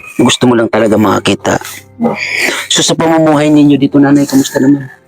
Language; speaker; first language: Filipino; native; Filipino